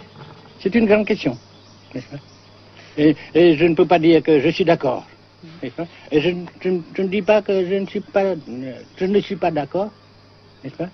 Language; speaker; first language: French; non-native, local second language; Vietnamese